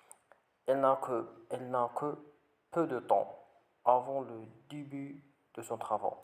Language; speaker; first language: French; non-native, learner; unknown